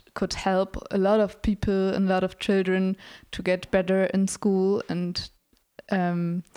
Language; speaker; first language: English; non-native, fluent; German